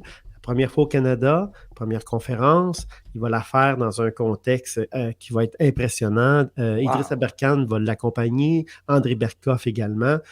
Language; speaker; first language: French; native; French